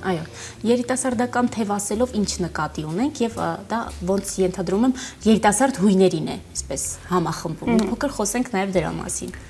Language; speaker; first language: Armenian; native; Armenian